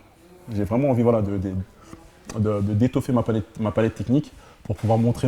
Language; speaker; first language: French; native; French